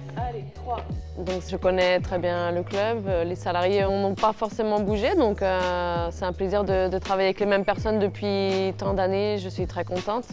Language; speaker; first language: French; native; French